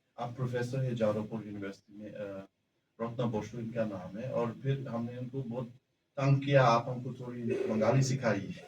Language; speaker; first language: Hindi; non-native, fluent; German